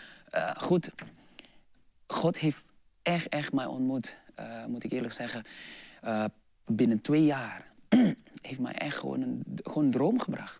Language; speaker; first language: Dutch; non-native, fluent; Indonesian